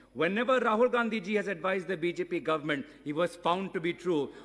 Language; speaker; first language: English; non-native, local second language; Assamese